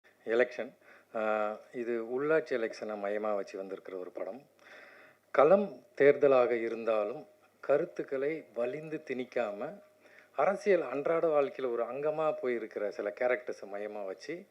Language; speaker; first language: Tamil; native; Tamil